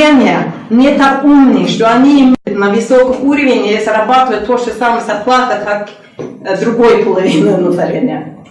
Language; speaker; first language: Russian; non-native, learner; Norwegian